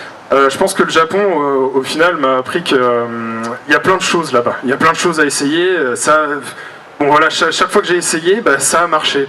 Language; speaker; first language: French; native; French